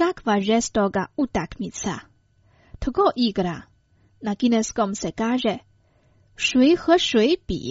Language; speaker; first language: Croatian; non-native, fluent; Chinese